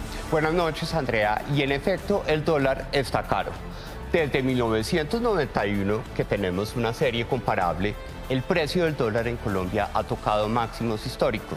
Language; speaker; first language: Spanish; native; Spanish